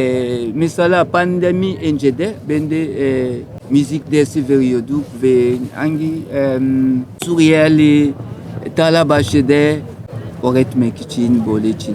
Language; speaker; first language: Turkish; non-native, learner; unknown